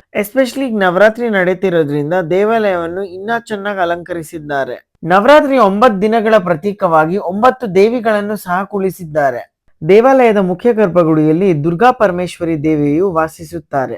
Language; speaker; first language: Kannada; native; Kannada